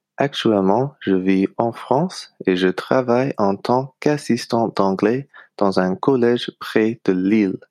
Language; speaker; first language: French; non-native, fluent; English